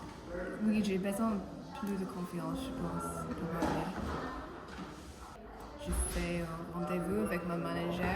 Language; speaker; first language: French; non-native, learner; English